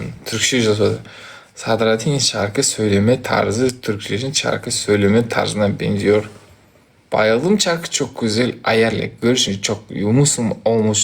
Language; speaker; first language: Turkish; non-native, learner; Kazakh